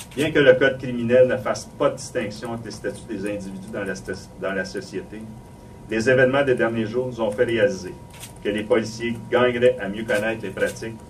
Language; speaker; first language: French; native; French